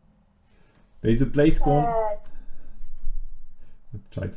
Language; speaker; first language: English; non-native, fluent; French